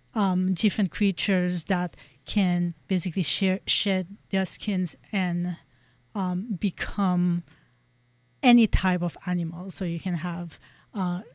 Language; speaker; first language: English; non-native, fluent; French